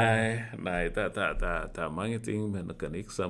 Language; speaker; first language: Danish; non-native, fluent; Portuguese